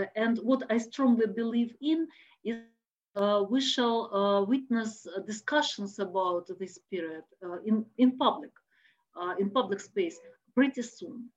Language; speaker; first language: English; non-native, fluent; Russian